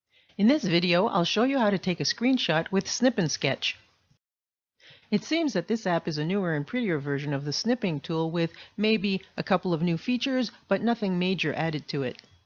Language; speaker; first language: English; native; English